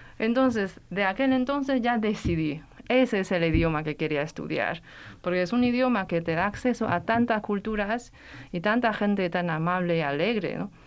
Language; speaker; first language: Spanish; non-native, fluent; Chinese